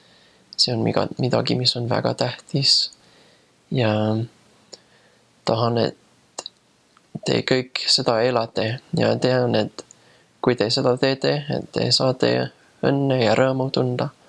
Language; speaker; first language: Estonian; non-native, fluent; English